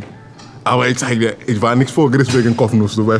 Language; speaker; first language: German; non-native, learner; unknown